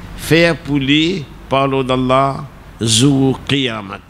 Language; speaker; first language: French; non-native, local second language; Morisyen